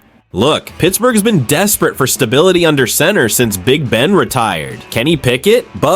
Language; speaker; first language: English; native; English